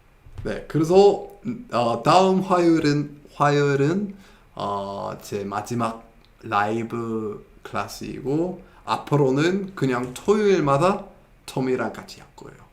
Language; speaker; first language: Korean; non-native, fluent; English